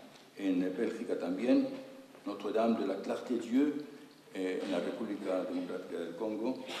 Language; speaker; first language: Spanish; native; Spanish